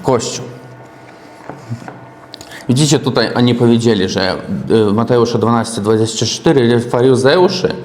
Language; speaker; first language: Polish; non-native, learner; Russian